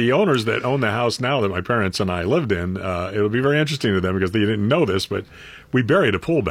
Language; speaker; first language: English; native; English